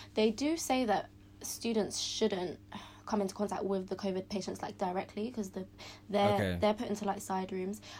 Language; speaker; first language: English; native; English